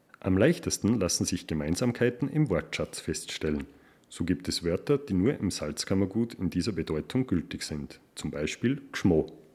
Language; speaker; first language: German; native; German